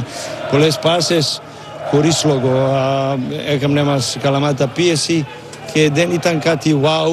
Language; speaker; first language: Greek; non-native, learner; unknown